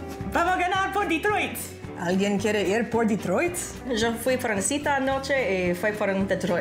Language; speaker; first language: Spanish; non-native, fluent; English